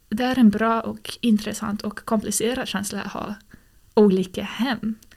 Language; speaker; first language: Swedish; non-native, fluent; English